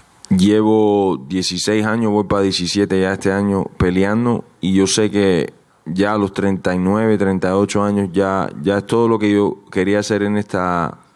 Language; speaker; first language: Spanish; early bilingual, heritage; Spanish